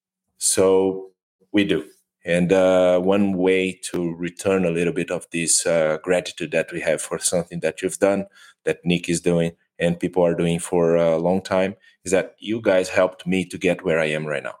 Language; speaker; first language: English; non-native, fluent; Portuguese